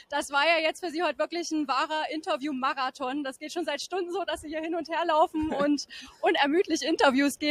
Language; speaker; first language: German; native; German